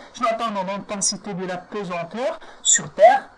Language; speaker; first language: French; non-native, local second language; Arabic